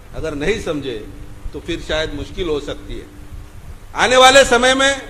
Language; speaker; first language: Hindi; non-native, local second language; Marathi